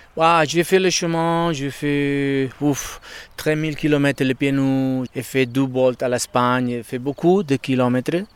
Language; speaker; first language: French; non-native, learner; Spanish